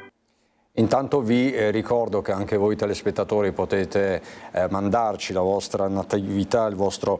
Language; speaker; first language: Italian; native; Italian